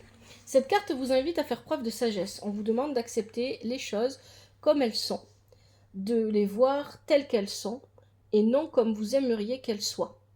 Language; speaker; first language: French; native; French